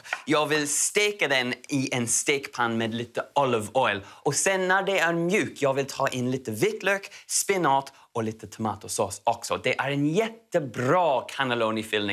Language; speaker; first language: Swedish; non-native, learner; English